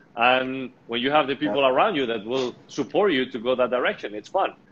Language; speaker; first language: English; non-native, fluent; Spanish